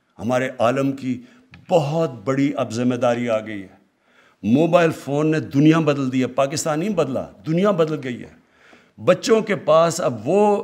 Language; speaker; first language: Urdu; native; Urdu